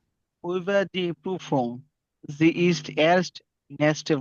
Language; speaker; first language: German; non-native, learner; Bangla